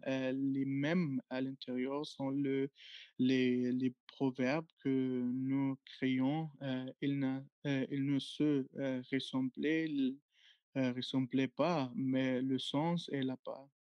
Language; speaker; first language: French; non-native, fluent; Arabic